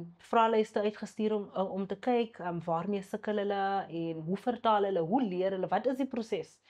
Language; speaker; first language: Afrikaans; non-native, local second language; Xhosa